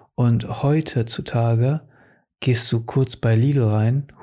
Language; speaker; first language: German; early bilingual, other home language; Portuguese